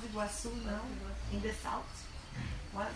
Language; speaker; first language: English; non-native, learner; Portuguese